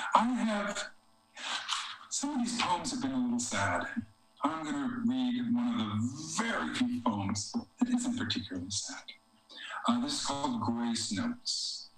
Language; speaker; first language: English; native; English